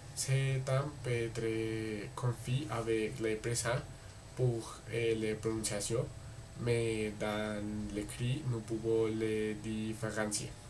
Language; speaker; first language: French; non-native, learner; Spanish